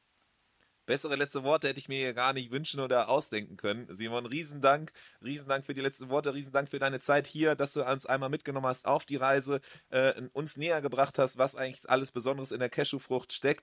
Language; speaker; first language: German; native; German